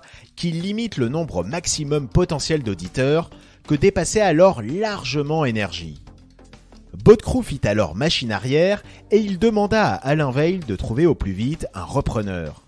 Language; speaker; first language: French; native; French